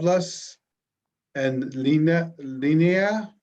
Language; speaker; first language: Spanish; non-native, learner; English